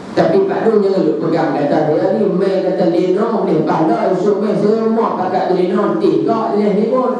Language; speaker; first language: Malay; native; Malay